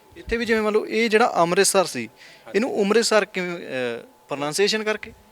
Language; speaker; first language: Punjabi; native; Punjabi